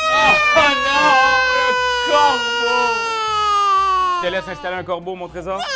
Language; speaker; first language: French; native; French